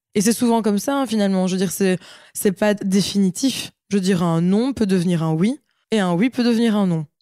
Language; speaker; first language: French; native; French